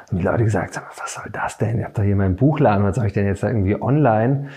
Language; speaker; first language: German; native; German